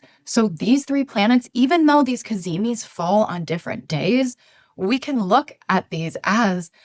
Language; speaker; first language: English; native; English